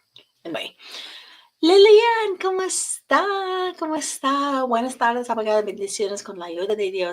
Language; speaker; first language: Spanish; non-native, learner; English